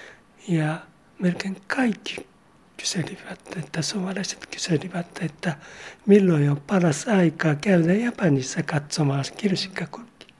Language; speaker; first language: Finnish; non-native, learner; Japanese